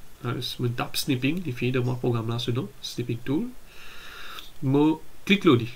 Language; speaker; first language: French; non-native, local second language; Morisyen